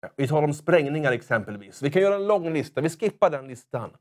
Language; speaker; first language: Swedish; native; Swedish